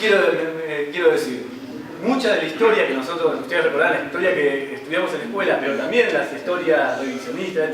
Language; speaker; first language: Spanish; native; Spanish